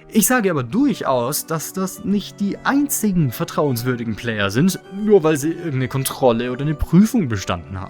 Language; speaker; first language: German; native; German